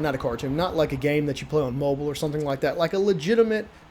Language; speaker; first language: English; native; English